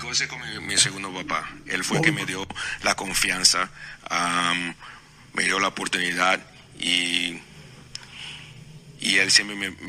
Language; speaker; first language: Spanish; non-native, fluent; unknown